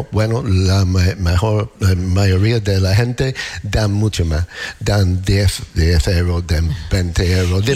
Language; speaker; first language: Spanish; non-native, learner; English